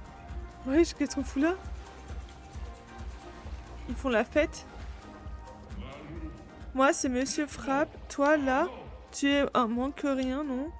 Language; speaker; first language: French; native; French